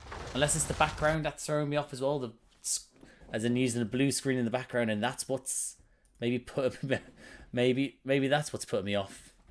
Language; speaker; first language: English; native; English